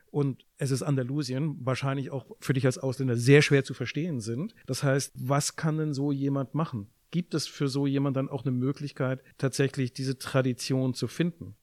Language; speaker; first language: German; native; German